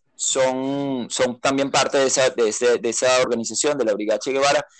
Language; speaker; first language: Spanish; native; Spanish